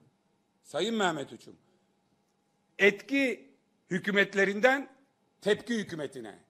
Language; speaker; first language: Turkish; native; Turkish